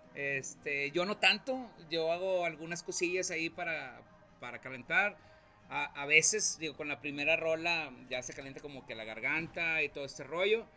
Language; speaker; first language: Spanish; native; Spanish